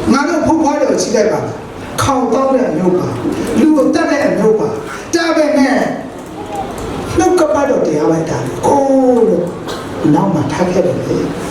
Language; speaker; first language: Burmese; non-native, local second language; Hakha Chin